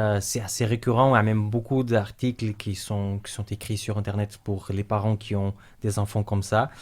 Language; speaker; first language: French; non-native, fluent; Portuguese